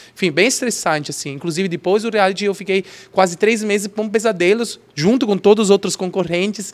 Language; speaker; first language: Portuguese; non-native, fluent; Italian